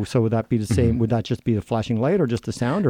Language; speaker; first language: English; native; English